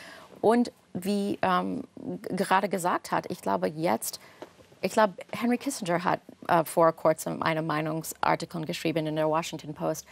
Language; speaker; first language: German; non-native, fluent; English